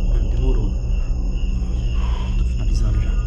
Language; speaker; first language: Portuguese; native; Portuguese